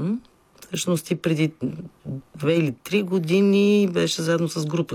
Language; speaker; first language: Bulgarian; native; Bulgarian